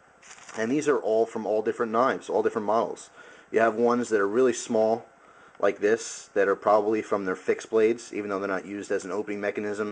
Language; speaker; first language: English; native; English